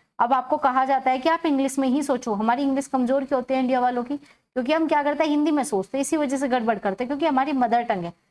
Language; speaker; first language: Hindi; native; Hindi